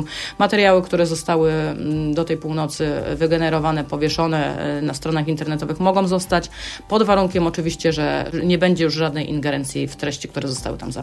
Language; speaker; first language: Polish; native; Polish